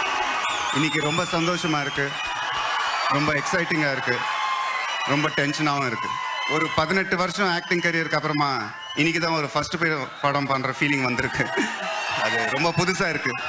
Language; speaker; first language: Tamil; non-native, local second language; Telugu